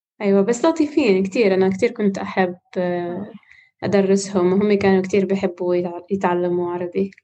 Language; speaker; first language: Arabic; non-native, fluent; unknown